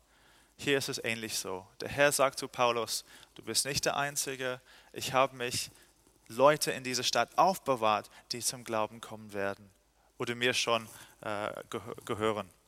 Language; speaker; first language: German; non-native, fluent; English